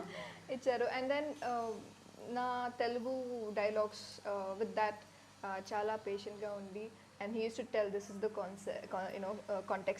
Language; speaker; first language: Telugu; non-native, learner; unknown